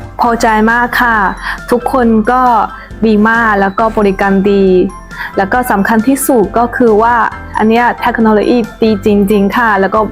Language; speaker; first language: Thai; non-native, fluent; Chinese